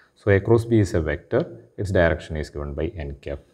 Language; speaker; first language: English; non-native, local second language; Malayalam